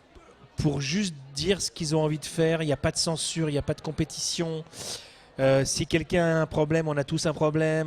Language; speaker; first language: French; native; French